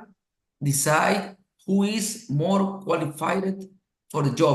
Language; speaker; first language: English; non-native, learner; Spanish